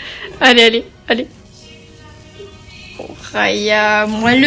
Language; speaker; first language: French; native; French